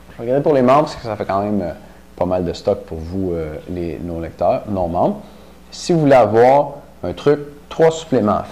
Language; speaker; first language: French; native; French